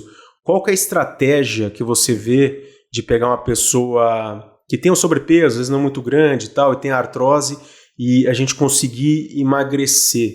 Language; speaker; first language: Portuguese; native; Portuguese